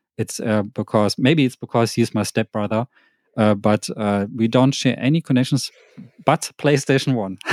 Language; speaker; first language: English; non-native, fluent; German